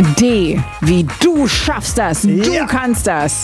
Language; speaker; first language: German; native; German